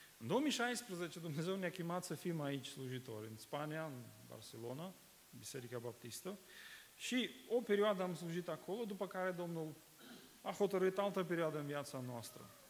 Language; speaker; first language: Romanian; non-native, fluent; Russian